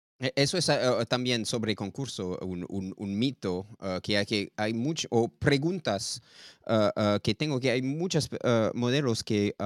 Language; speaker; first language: Spanish; non-native, learner; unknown